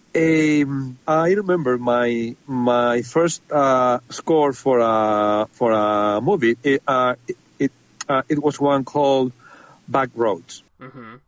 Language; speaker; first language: English; non-native, fluent; Spanish